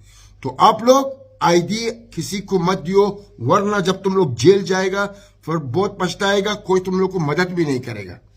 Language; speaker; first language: Hindi; non-native, fluent; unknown